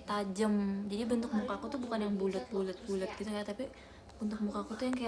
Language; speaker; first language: Indonesian; native; Indonesian